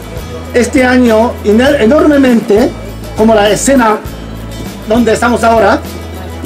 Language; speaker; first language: Spanish; non-native, learner; Japanese